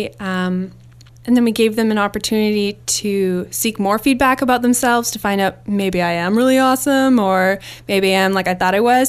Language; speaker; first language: English; native; English